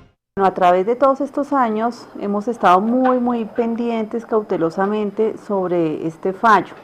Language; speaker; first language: Spanish; native; Spanish